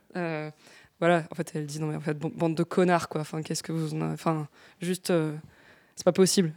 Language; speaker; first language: French; native; French